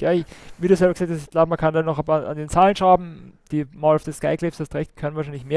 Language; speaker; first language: German; native; German